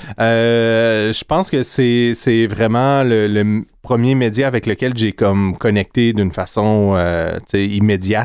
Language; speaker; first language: French; native; French